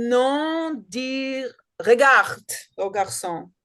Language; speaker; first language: French; non-native, learner; Portuguese